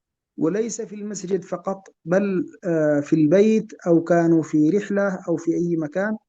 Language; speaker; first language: Arabic; native; Arabic